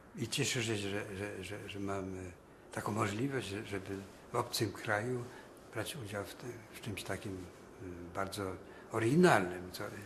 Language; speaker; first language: Polish; non-native, fluent; Swedish